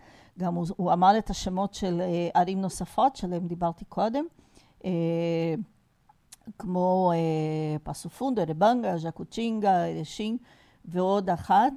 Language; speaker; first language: Hebrew; non-native, fluent; Portuguese